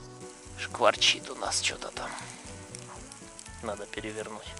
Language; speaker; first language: Russian; native; Russian